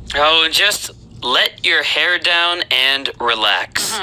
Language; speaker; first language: English; native; English